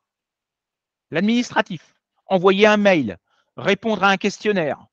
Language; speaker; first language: French; native; French